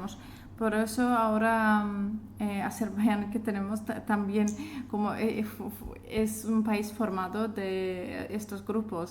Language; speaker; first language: Spanish; non-native, fluent; Azerbaijani